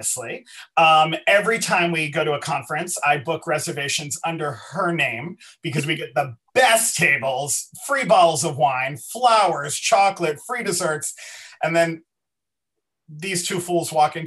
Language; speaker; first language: English; native; English